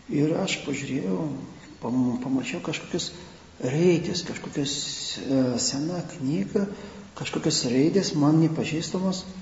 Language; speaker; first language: Lithuanian; non-native, local second language; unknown